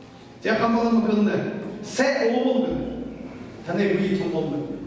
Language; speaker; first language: Mongolian; non-native, learner; Buriat